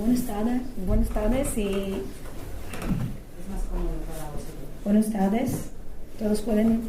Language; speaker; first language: Spanish; non-native, fluent; Hebrew